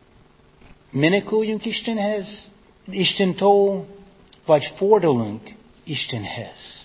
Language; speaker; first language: Hungarian; non-native, fluent; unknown